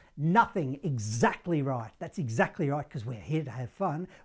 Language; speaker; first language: English; native; English